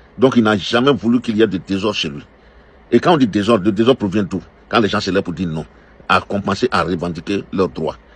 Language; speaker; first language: French; non-native, local second language; Dyula